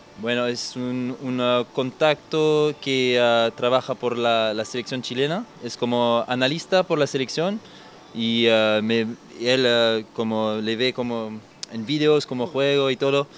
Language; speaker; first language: Spanish; non-native, learner; French